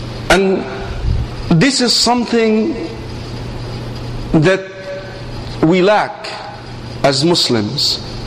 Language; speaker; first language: English; non-native, fluent; Arabic